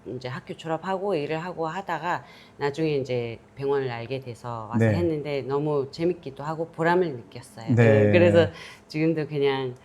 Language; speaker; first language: Korean; non-native, fluent; Mongolian